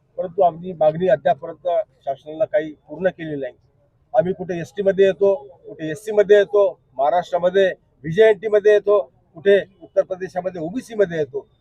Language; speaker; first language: Marathi; non-native, local second language; Lambadi